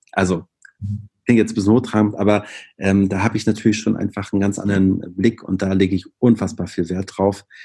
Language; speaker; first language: German; native; German